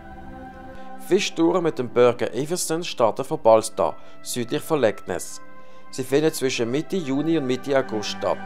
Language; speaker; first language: German; native; German